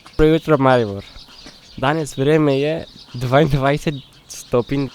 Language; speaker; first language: Slovenian; early bilingual, other home language; Arabic